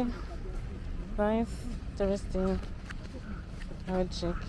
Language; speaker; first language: English; non-native, learner; French